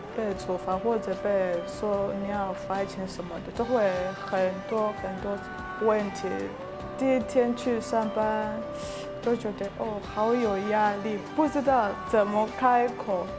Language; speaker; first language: Chinese; non-native, fluent; Nyanja